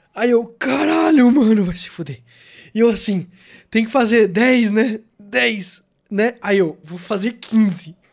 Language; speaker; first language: Portuguese; native; Portuguese